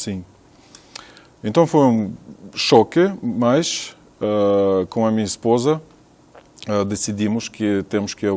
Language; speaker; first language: Portuguese; non-native, fluent; Russian